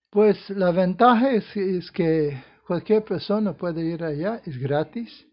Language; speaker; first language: Spanish; non-native, fluent; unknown